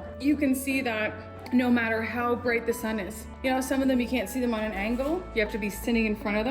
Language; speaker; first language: English; native; English